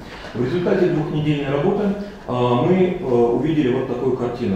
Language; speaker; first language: Russian; native; Russian